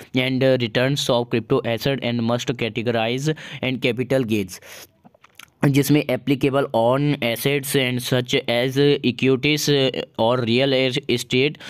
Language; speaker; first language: Hindi; native; Hindi